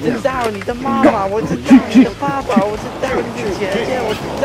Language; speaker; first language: Chinese; non-native, learner; English